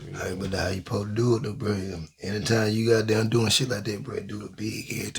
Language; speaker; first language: English; native; English